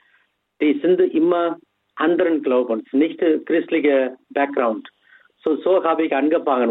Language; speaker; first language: German; non-native, fluent; Tamil